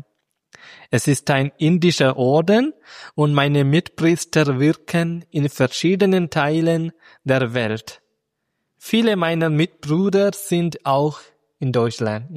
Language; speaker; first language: German; non-native, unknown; Malayalam